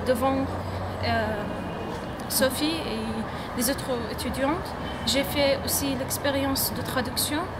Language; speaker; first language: French; non-native, learner; Arabic